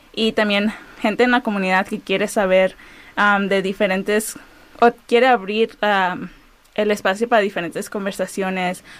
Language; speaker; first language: Spanish; early bilingual, heritage; Spanish